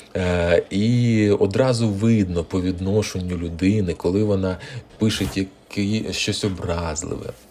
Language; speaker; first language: Ukrainian; non-native, local second language; Russian